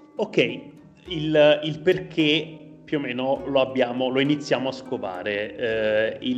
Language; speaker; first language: Italian; native; Italian